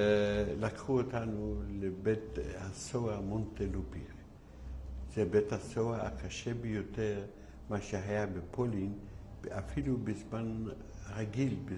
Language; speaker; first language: Hebrew; non-native, fluent; Yiddish